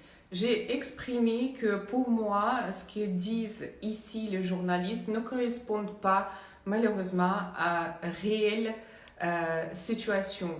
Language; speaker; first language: French; non-native, fluent; Russian